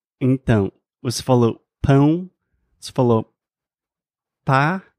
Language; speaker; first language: Portuguese; non-native, fluent; English